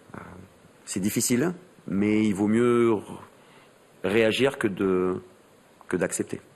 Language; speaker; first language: French; native; French